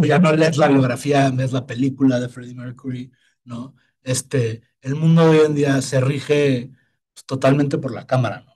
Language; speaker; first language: Spanish; native; Spanish